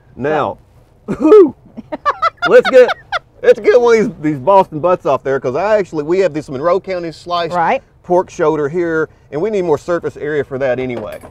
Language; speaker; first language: English; native; English